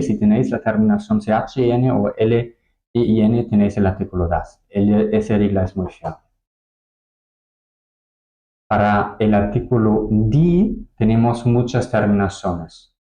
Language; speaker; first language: Spanish; non-native, fluent; German